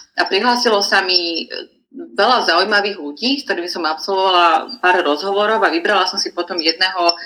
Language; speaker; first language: Slovak; non-native, fluent; Croatian